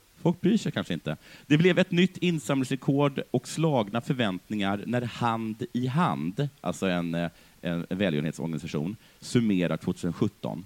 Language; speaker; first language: Swedish; native; Swedish